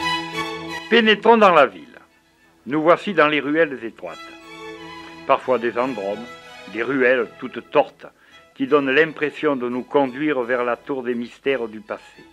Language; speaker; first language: French; native; French